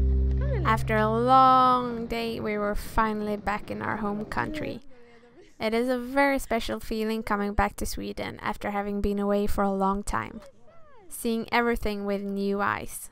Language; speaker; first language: English; non-native, fluent; Swedish